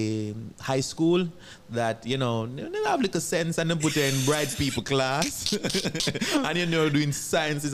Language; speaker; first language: English; non-native, local second language; Jamaican Creole English